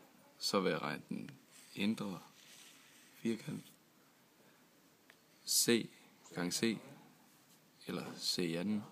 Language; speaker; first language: Danish; native; Danish